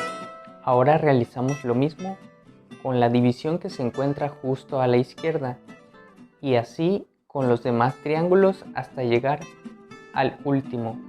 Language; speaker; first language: Spanish; native; Spanish